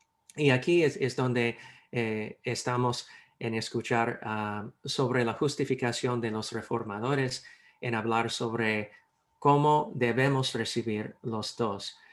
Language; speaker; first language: Spanish; non-native, fluent; English